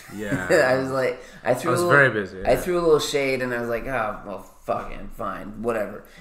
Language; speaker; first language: English; native; English